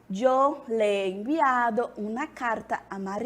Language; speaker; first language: Spanish; non-native, fluent; Portuguese